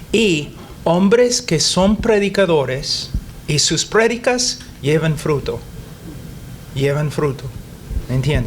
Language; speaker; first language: Spanish; non-native, fluent; English